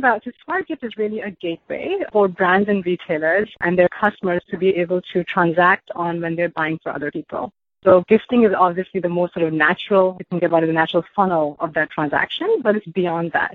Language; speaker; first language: English; non-native, local second language; Hindi